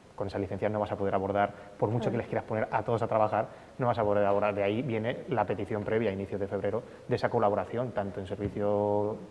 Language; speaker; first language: Spanish; native; Spanish